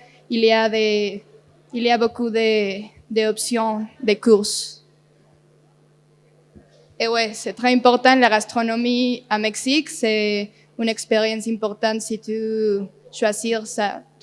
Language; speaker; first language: French; non-native, learner; Spanish